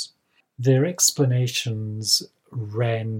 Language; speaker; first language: English; native; English